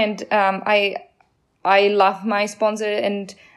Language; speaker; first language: English; non-native, fluent; Czech